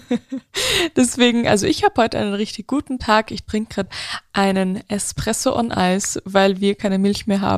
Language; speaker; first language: German; native; German